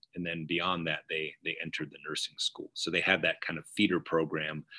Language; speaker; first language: English; native; English